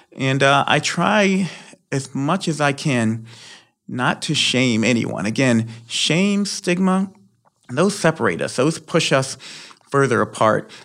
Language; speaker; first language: English; native; English